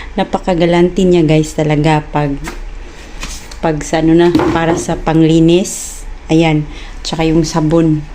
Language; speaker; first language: Filipino; non-native, local second language; Cebuano